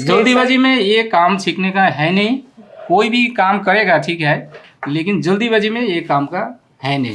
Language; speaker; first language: Hindi; non-native, local second language; Bangla